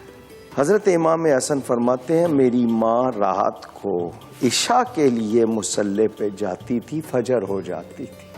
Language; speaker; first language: Urdu; native; Urdu